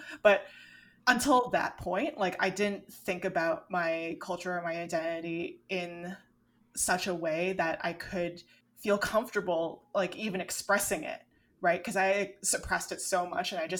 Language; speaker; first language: English; non-native, local second language; Cantonese